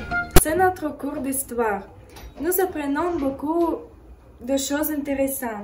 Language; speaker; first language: French; non-native, learner; Russian